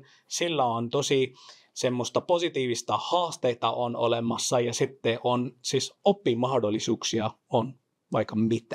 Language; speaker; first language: Finnish; non-native, fluent; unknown